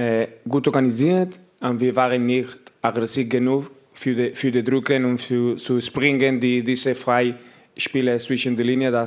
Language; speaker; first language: German; non-native, learner; Spanish